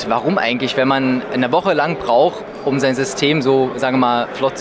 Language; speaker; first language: German; native; German